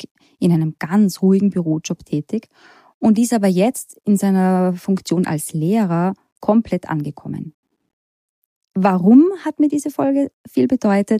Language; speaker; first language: German; native; German